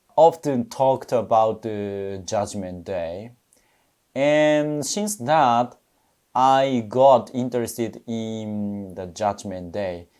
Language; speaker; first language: English; non-native, learner; Japanese